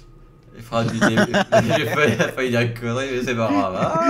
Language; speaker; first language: French; native; French